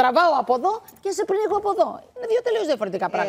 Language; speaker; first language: Greek; native; Greek